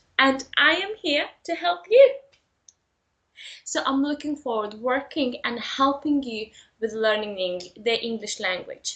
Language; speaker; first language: English; non-native, fluent; Lithuanian